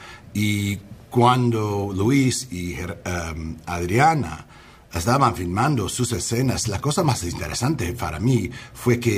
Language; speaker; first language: Spanish; early bilingual, heritage; English